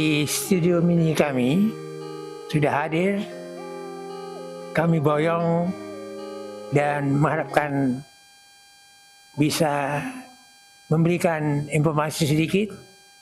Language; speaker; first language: Indonesian; non-native, local second language; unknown